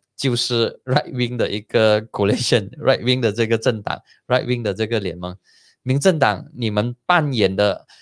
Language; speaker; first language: Chinese; native; Chinese